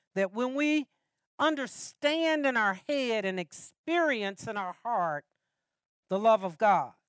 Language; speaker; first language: English; native; English